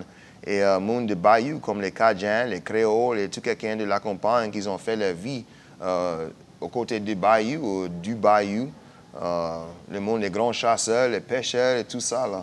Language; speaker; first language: French; non-native, fluent; English